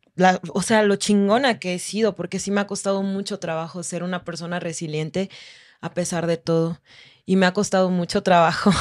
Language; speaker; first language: Spanish; native; Spanish